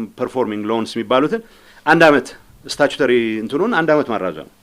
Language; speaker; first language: Amharic; non-native, local second language; Tigrinya